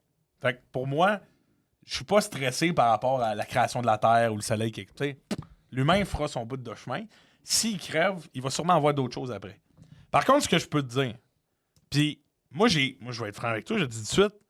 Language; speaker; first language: French; native; French